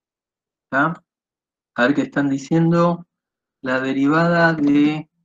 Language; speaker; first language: Spanish; native; Spanish